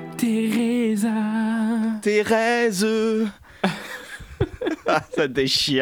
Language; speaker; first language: French; native; French